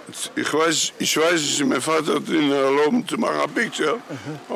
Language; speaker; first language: German; non-native, learner; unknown